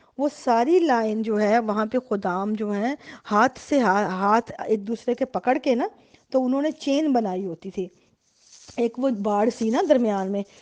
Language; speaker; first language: Urdu; native; Urdu